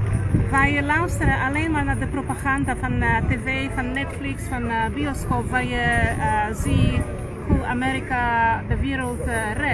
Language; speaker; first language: Dutch; non-native, fluent; Polish